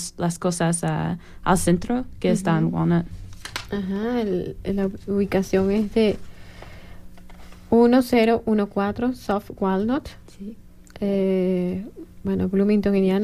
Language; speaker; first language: Spanish; non-native, learner; English